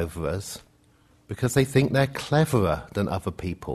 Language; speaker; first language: English; native; English